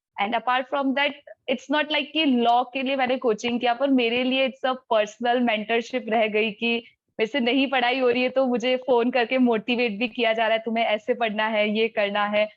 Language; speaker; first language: Hindi; native; Hindi